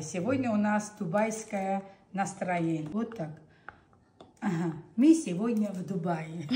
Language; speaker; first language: Russian; non-native, local second language; Armenian